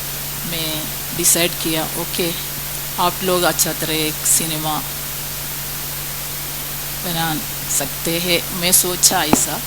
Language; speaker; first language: Hindi; non-native, local second language; Malayalam